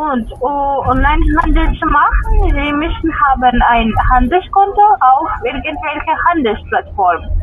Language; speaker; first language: German; non-native, learner; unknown